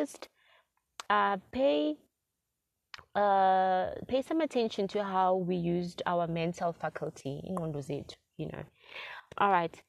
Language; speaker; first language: English; non-native, local second language; Zulu